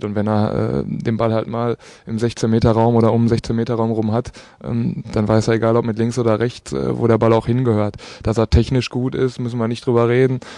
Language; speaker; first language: German; native; German